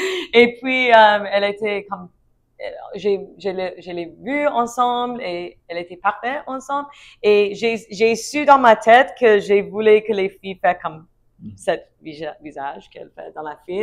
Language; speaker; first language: French; non-native, learner; English